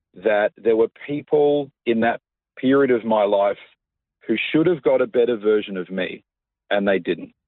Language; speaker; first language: English; native; English